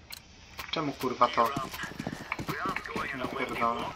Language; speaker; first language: Polish; native; Polish